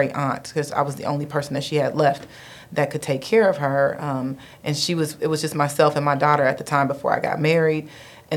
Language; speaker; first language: English; native; English